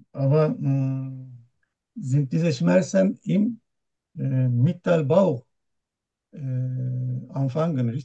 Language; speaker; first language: German; non-native, learner; Turkish